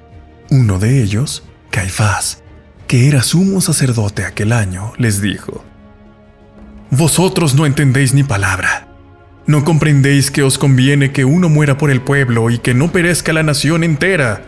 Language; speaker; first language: Spanish; native; Spanish